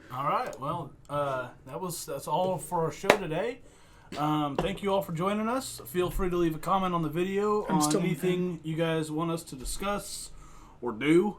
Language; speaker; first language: English; native; English